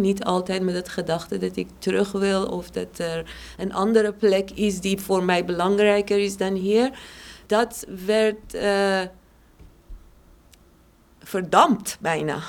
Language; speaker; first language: Dutch; non-native, fluent; Persian